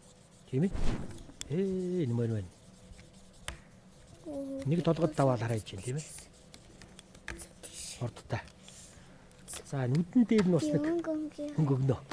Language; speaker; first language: Mongolian; native; Mongolian